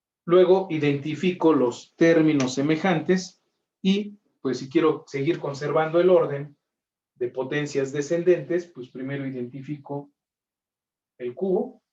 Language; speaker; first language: Spanish; native; Spanish